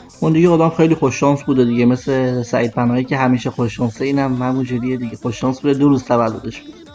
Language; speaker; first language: Persian; non-native, local second language; Kurdish